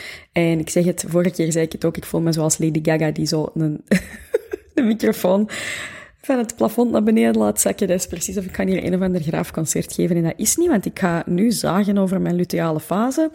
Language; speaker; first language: Dutch; native; Dutch